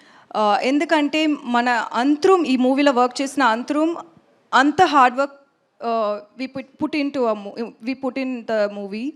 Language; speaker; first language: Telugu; non-native, learner; Tamil